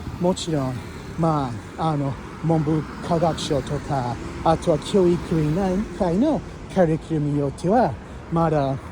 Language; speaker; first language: Japanese; non-native, fluent; English